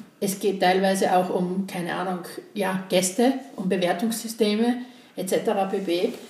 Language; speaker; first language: German; native; German